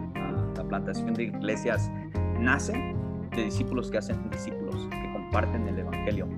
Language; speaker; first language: Spanish; early bilingual, heritage; Spanish